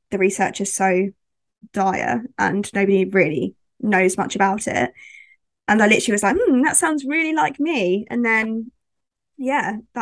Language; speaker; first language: English; native; English